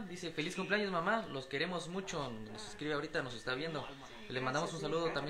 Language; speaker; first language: Spanish; native; Spanish